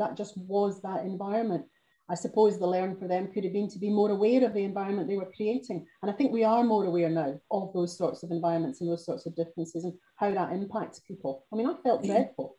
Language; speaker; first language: English; native; English